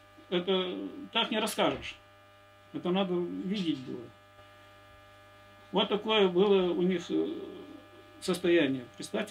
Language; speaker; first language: Russian; native; Russian